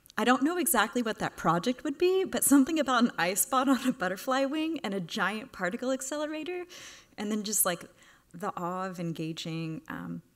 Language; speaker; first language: English; native; English